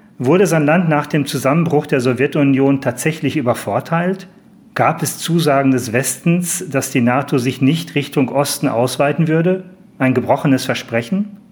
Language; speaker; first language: German; native; German